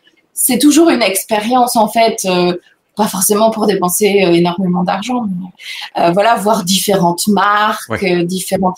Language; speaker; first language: French; native; French